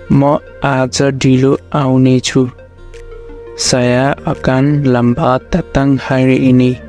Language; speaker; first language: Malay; non-native, fluent; Nepali